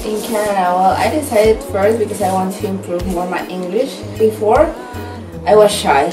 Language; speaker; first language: English; non-native, learner; Spanish